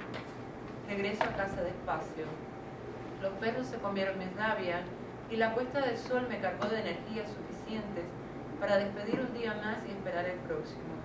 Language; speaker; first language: Spanish; native; Spanish